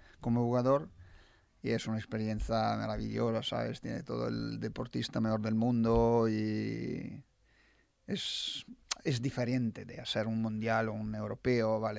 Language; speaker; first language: Spanish; non-native, fluent; Italian